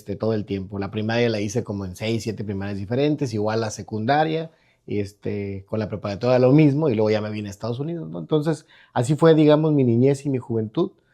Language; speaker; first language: Spanish; native; Spanish